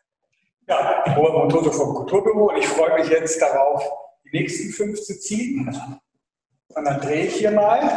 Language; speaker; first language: German; native; German